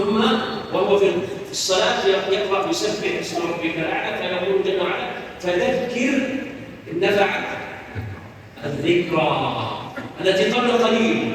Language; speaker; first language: Arabic; native; Arabic